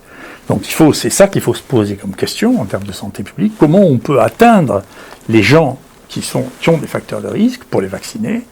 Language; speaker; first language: French; native; French